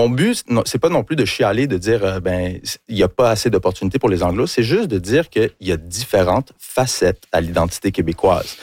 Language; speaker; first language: French; early bilingual, other home language; English